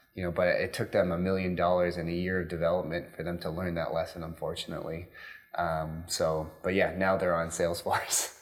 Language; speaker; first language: English; native; English